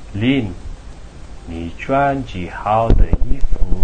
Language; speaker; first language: Chinese; non-native, learner; Malay